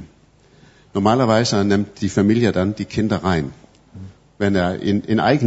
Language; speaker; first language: German; non-native, fluent; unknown